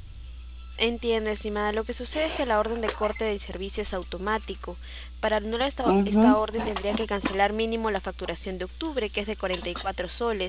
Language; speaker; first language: Spanish; native; Spanish